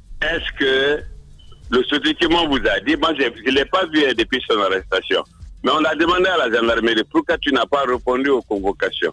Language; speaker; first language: French; non-native, local second language; Mandingo